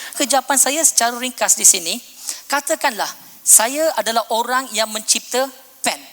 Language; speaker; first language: Malay; non-native, local second language; Punjabi